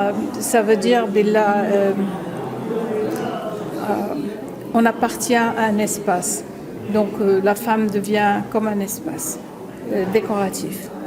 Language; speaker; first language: French; non-native, local second language; Arabic